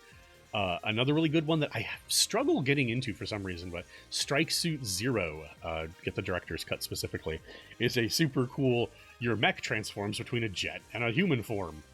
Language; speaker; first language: English; native; English